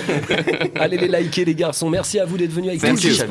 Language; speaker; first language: French; native; French